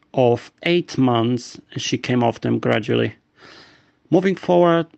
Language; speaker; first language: English; non-native, fluent; Polish